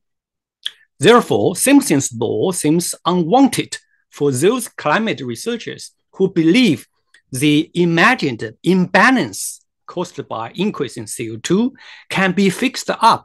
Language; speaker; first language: English; non-native, fluent; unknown